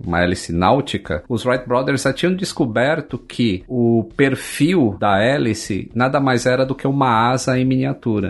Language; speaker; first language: Portuguese; native; Portuguese